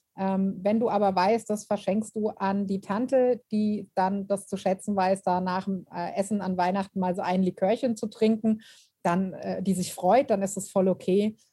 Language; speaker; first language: German; native; German